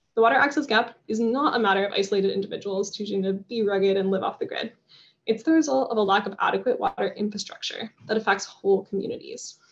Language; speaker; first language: English; native; English